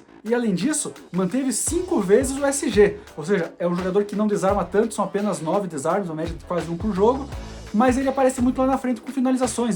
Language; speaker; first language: Portuguese; native; Portuguese